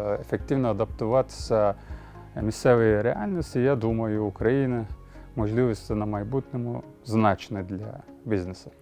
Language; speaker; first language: Ukrainian; non-native, learner; Turkish